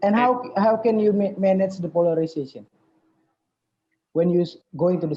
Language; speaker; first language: English; non-native, learner; Indonesian